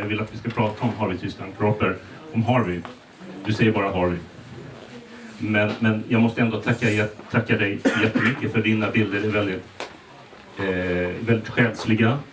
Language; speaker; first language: Swedish; native; Swedish